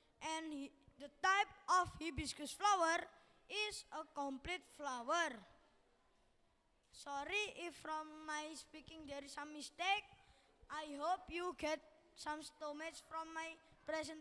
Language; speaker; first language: English; non-native, learner; Indonesian